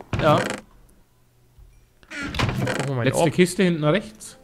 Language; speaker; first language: German; native; German